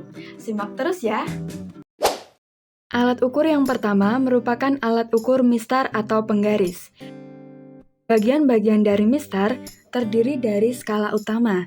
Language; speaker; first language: Indonesian; native; Indonesian